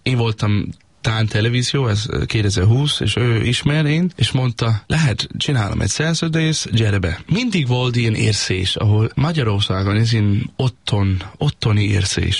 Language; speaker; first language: Hungarian; non-native, learner; Danish